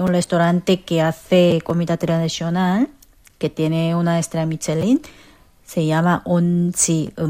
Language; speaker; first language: Spanish; non-native, fluent; Korean